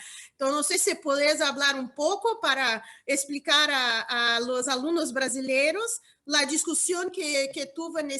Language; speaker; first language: Spanish; non-native, learner; Portuguese